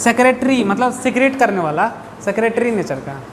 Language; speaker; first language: Hindi; native; Hindi